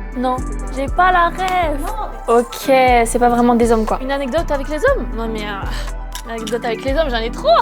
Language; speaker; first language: French; early bilingual, other home language; Malagasy